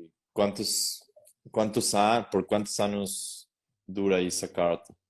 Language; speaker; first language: Portuguese; non-native, learner; Spanish